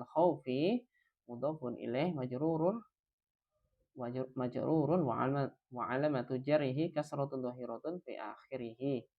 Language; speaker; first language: Arabic; non-native, fluent; Indonesian